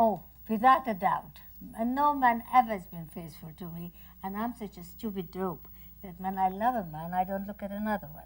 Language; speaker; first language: English; non-native, fluent; Hungarian